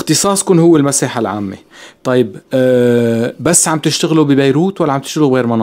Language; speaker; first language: Arabic; native; Arabic